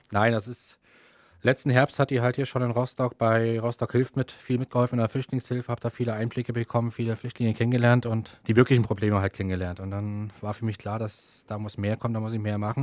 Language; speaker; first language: German; native; German